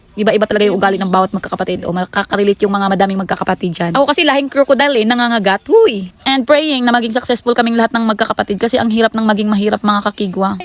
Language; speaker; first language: Filipino; non-native, local second language; Cebuano